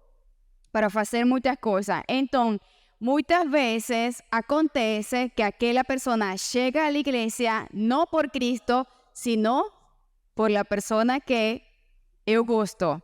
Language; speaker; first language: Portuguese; non-native, learner; Spanish